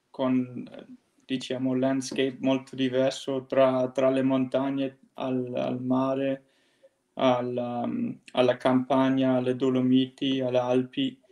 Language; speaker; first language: Italian; non-native, fluent; Danish